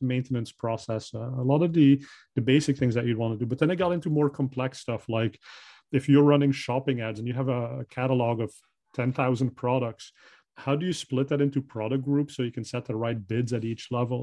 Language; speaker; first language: English; non-native, fluent; Dutch